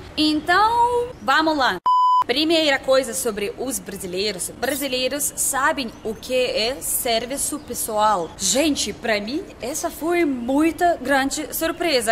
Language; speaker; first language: Portuguese; non-native, learner; Russian